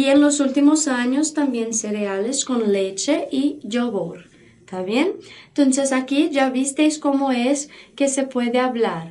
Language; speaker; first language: Spanish; non-native, fluent; Portuguese